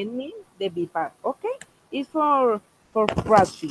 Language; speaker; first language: English; non-native, local second language; Spanish